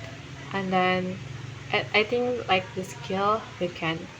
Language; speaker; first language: English; non-native, learner; Indonesian